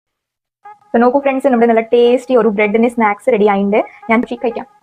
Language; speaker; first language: Malayalam; non-native, local second language; Hindi